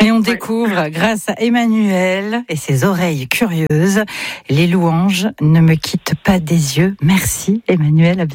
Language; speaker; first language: French; native; French